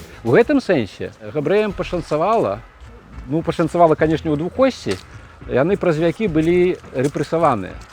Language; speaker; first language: Belarusian; native; Belarusian